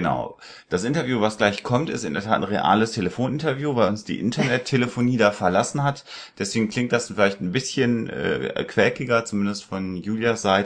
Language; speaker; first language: German; native; German